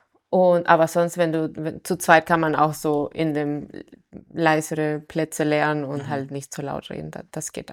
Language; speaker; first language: German; non-native, fluent; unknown